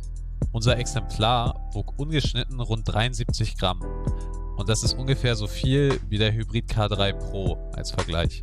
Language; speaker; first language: German; native; German